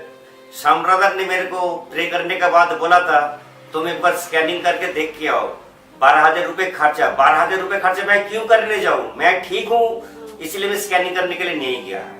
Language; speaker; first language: Hindi; non-native, local second language; Bangla